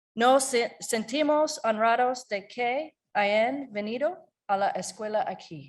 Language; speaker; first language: Spanish; non-native, learner; English